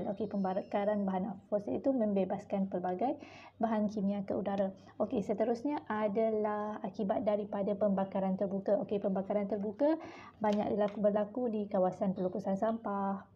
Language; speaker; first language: Malay; native; Malay